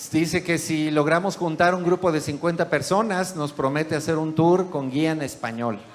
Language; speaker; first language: Spanish; native; Spanish